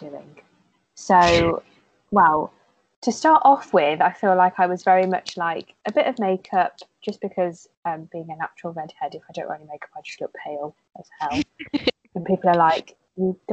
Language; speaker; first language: English; native; English